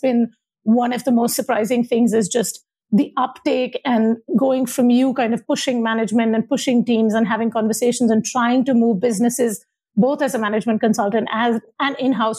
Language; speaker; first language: English; non-native, local second language; Hindi